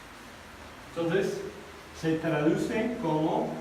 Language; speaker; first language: Spanish; non-native, fluent; English